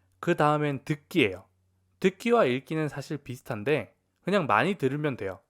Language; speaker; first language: Korean; native; Korean